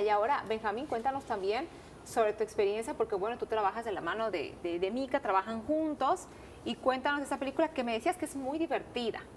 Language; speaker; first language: Spanish; native; Spanish